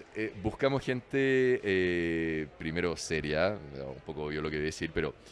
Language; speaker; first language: Spanish; non-native, fluent; French